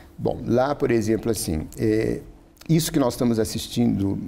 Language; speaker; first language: Portuguese; native; Portuguese